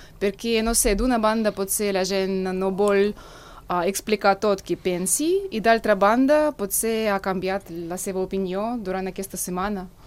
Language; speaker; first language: Catalan; non-native, fluent; Russian